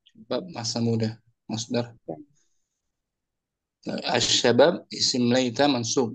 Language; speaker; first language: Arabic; non-native, fluent; Indonesian